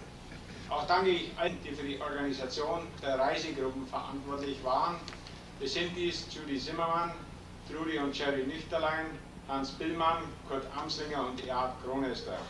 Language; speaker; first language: German; native; German